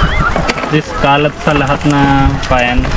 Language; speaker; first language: Filipino; non-native, learner; Hindi